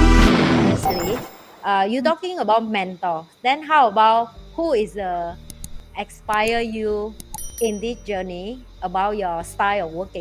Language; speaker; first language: English; non-native, fluent; Vietnamese